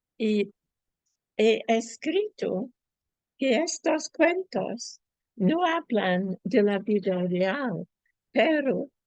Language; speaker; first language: Spanish; non-native, fluent; English